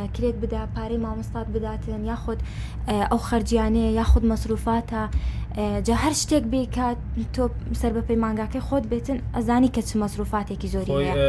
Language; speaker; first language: Central Kurdish; non-native, local second language; Kurdish